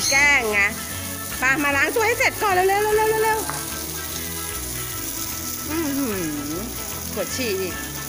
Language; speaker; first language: Thai; native; Thai